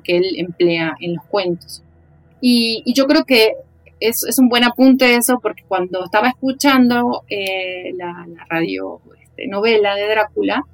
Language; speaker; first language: Spanish; native; Spanish